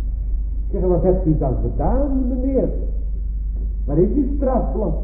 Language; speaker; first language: Dutch; native; Dutch